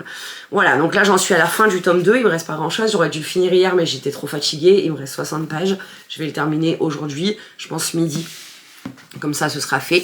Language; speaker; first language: French; native; French